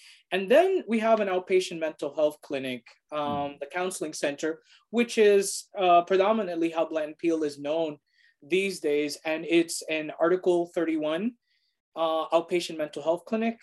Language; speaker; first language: English; early bilingual, other home language; Spanish